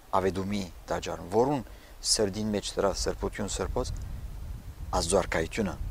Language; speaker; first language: Armenian; early bilingual, heritage; Armenian